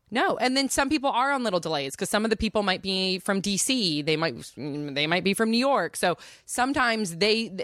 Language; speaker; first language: English; native; English